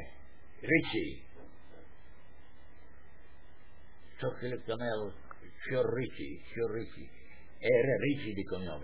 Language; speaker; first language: Italian; non-native, local second language; Friulian